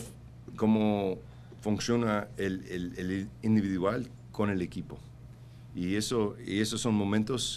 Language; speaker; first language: Spanish; early bilingual, heritage; Spanish